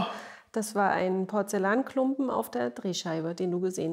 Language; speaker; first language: German; native; German